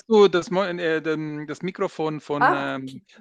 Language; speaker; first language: German; non-native, local second language; French